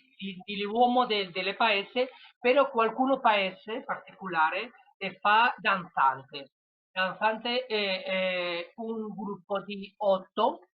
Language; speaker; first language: Italian; non-native, learner; Spanish